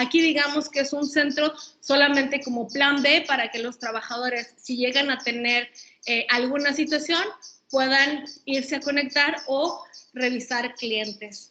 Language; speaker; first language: Spanish; native; Spanish